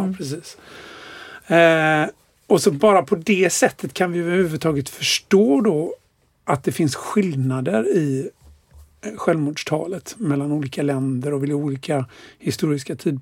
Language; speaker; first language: Swedish; native; Swedish